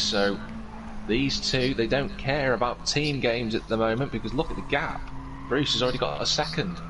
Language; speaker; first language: English; native; English